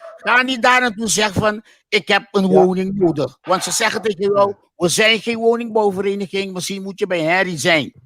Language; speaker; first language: Dutch; non-native, local second language; Papiamento